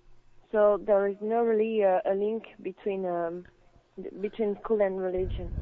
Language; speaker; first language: English; non-native, learner; French